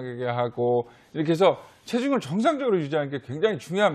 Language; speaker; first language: Korean; native; Korean